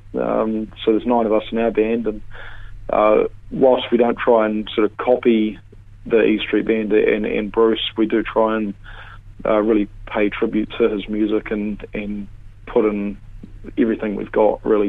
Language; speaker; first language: English; native; English